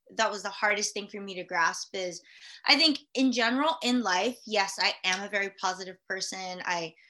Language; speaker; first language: English; early bilingual, other home language; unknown